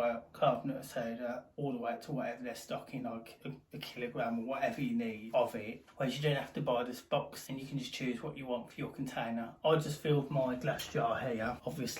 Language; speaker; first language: English; native; English